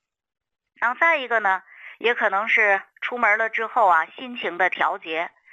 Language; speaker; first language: Chinese; native; Chinese